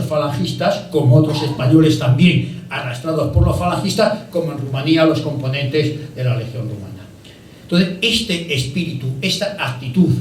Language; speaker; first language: Spanish; native; Spanish